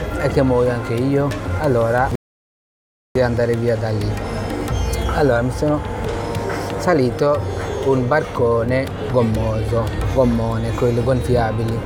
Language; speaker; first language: Italian; non-native, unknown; Bangla